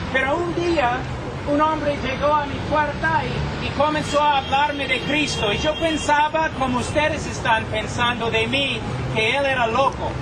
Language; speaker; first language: Spanish; non-native, fluent; English